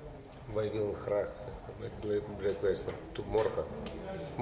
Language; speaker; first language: Dutch; non-native, learner; Russian